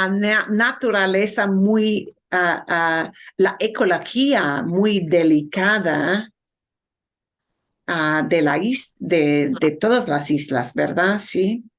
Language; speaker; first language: Spanish; non-native, fluent; English